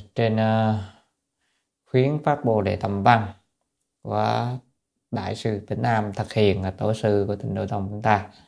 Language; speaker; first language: Vietnamese; native; Vietnamese